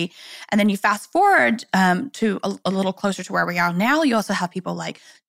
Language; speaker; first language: English; native; English